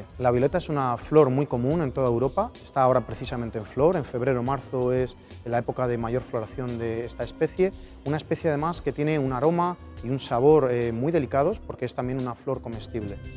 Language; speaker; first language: Spanish; native; Spanish